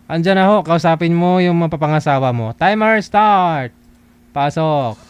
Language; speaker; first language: Filipino; native; Filipino